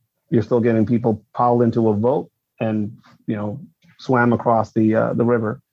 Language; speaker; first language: English; non-native, fluent; Spanish